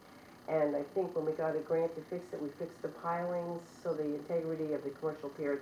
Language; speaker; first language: English; native; English